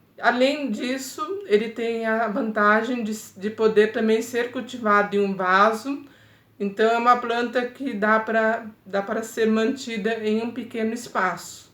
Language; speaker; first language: Portuguese; native; Portuguese